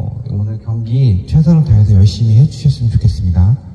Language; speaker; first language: Korean; native; Korean